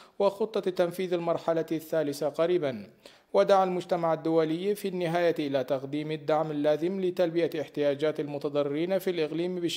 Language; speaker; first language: Arabic; non-native, fluent; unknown